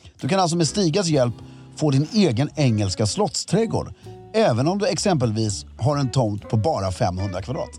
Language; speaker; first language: Swedish; native; Swedish